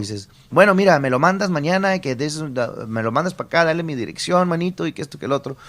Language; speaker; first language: Spanish; early bilingual, heritage; Spanish